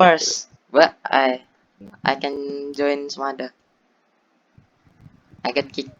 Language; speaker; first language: English; non-native, learner; Indonesian